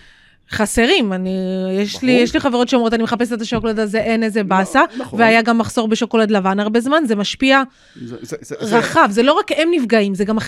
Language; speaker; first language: Hebrew; native; Hebrew